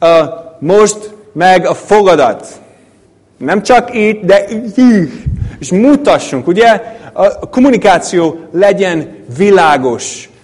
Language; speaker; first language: Hungarian; non-native, fluent; English